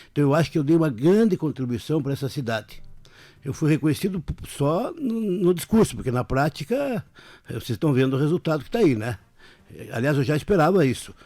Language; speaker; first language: Portuguese; native; Portuguese